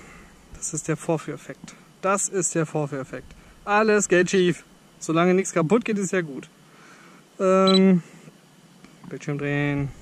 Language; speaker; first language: German; native; German